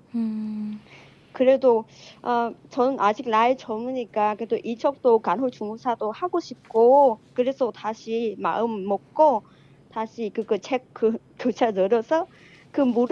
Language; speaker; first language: Korean; non-native, fluent; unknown